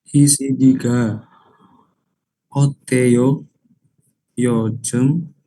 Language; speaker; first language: Korean; non-native, learner; Indonesian